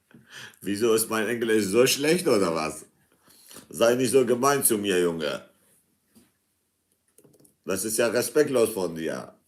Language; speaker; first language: German; non-native, fluent; Kurdish